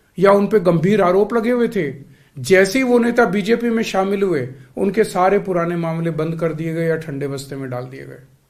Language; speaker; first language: Hindi; native; Hindi